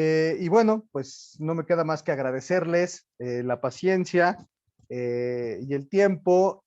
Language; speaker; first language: Spanish; native; Spanish